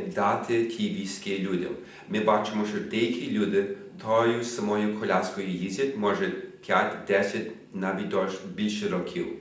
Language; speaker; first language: Ukrainian; non-native, fluent; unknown